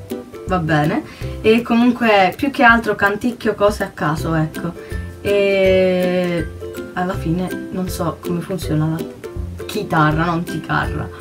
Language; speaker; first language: Italian; native; Italian